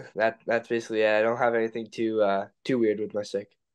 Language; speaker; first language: English; native; English